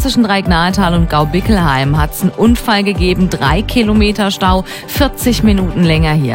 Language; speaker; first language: German; native; German